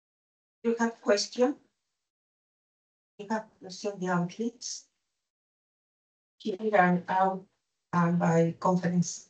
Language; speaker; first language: English; non-native, learner; Spanish